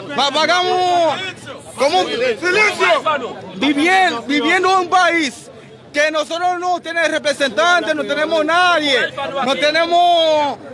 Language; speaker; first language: Spanish; non-native, fluent; Haitian Creole